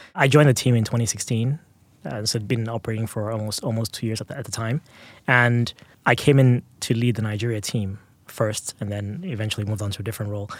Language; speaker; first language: English; non-native, local second language; Yoruba